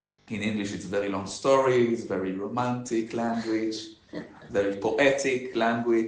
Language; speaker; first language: English; non-native, learner; Hebrew